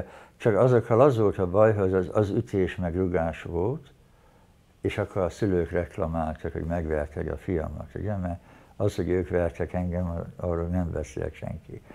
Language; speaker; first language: Hungarian; early bilingual, heritage; Hungarian